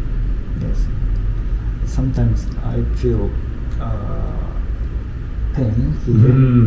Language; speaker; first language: English; non-native, learner; Japanese